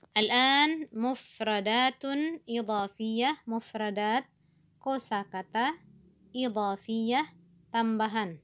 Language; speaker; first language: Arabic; non-native, fluent; Indonesian